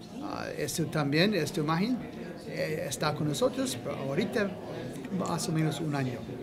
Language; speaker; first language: Spanish; non-native, fluent; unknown